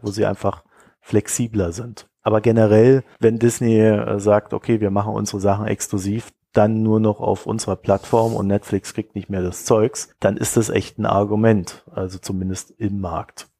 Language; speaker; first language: German; native; German